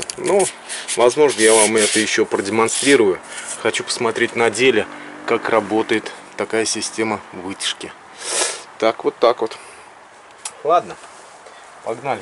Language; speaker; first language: Russian; native; Russian